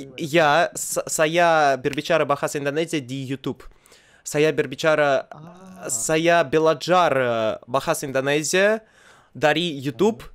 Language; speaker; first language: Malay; non-native, learner; Russian